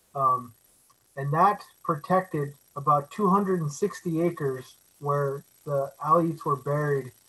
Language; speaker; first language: English; native; English